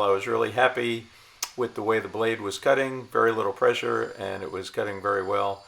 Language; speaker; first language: English; native; English